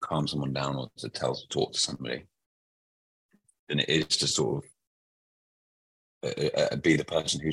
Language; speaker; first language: English; native; English